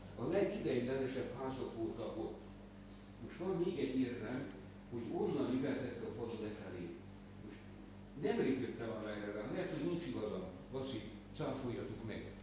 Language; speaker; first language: Hungarian; native; Hungarian